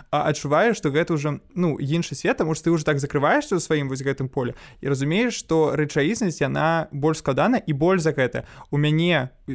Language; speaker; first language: Belarusian; non-native, local second language; Russian